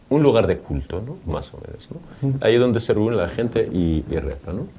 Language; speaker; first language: Spanish; non-native, fluent; Arabic